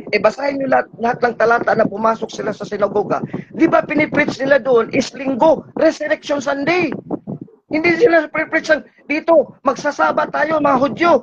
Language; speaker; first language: Filipino; non-native, local second language; Cebuano